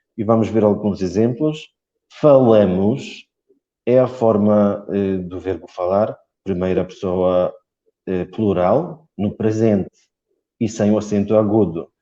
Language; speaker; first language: Portuguese; non-native, fluent; Polish